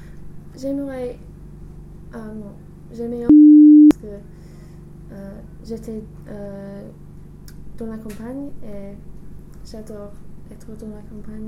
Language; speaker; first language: French; non-native, learner; English